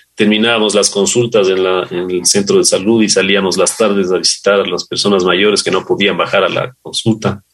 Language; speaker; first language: Spanish; native; Spanish